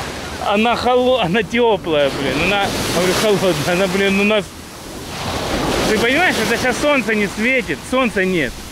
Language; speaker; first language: Russian; native; Russian